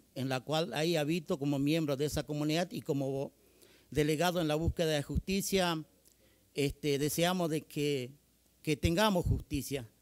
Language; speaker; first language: Spanish; native; Spanish